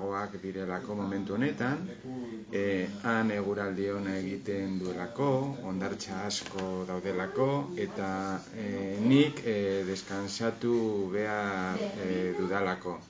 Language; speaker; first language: Basque; non-native, learner; Spanish